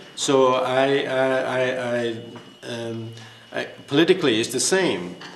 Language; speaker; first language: English; native; English